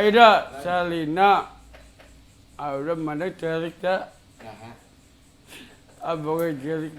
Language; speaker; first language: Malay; non-native, local second language; Sundanese